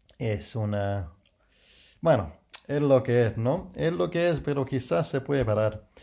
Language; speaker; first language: Spanish; non-native, fluent; English